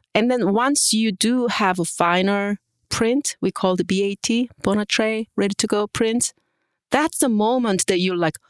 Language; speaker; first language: English; non-native, fluent; Korean